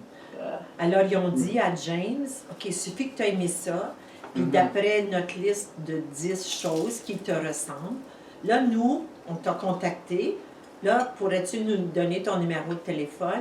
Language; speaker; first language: French; native; French